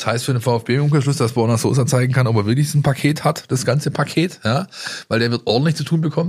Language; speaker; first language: German; native; German